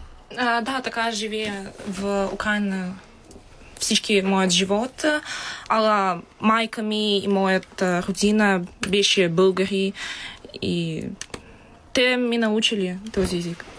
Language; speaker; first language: Bulgarian; early bilingual, heritage; Bulgarian